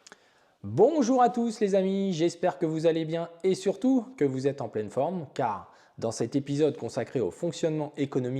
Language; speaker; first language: French; native; French